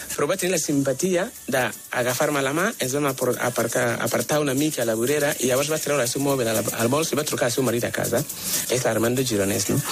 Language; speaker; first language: Catalan; non-native, fluent; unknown